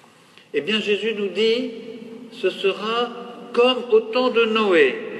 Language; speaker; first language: French; native; French